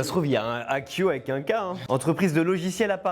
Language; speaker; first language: French; native; French